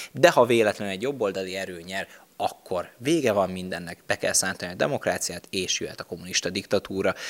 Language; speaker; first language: Hungarian; native; Hungarian